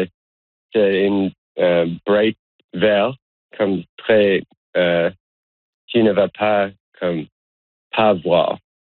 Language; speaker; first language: French; non-native, learner; English